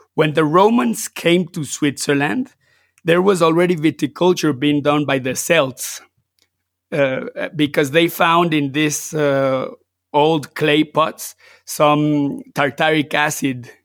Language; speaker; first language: English; non-native, fluent; Spanish